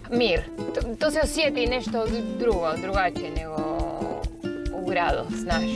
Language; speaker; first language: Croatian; non-native, learner; Spanish